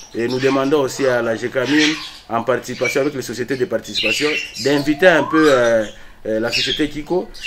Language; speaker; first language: French; non-native, local second language; Swahili